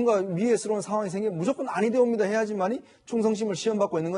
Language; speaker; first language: Korean; native; Korean